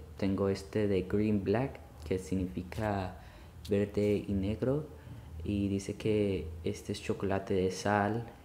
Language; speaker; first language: Spanish; early bilingual, heritage; Spanish